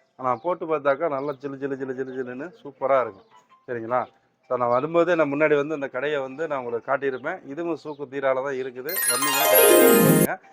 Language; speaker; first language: Tamil; native; Tamil